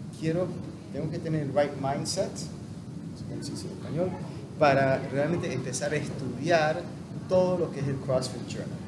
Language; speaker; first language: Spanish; non-native, fluent; English